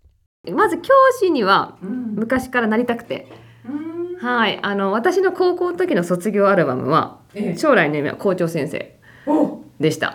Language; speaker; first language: Japanese; native; Japanese